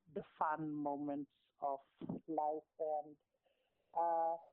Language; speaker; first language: English; non-native, local second language; Filipino